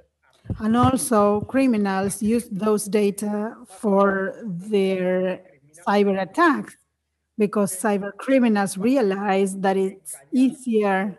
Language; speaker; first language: English; non-native, fluent; Spanish